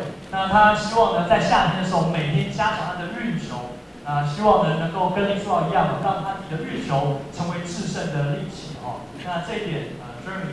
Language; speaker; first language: Chinese; native; Chinese